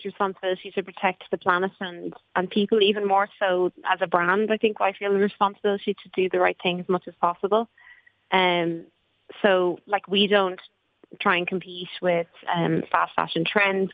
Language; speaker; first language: English; native; English